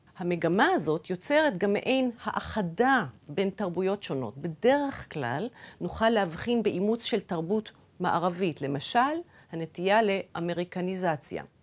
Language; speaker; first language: Hebrew; early bilingual, other home language; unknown